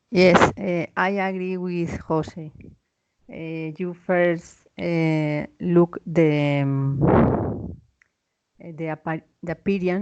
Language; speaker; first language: English; non-native, learner; Spanish